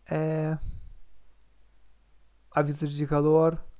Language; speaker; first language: Portuguese; non-native, learner; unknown